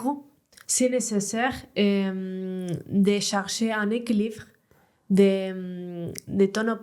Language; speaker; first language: French; non-native, learner; Spanish